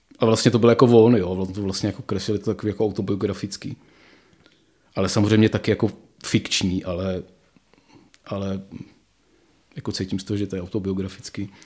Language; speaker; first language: Czech; native; Czech